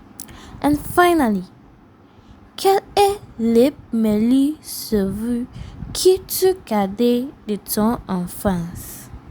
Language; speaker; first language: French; non-native, fluent; English